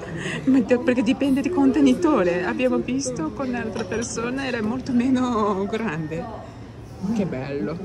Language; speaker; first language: Italian; non-native, learner; Japanese